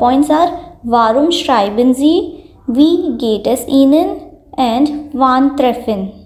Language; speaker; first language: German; non-native, fluent; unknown